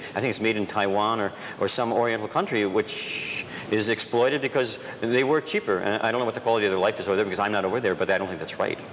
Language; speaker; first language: English; native; English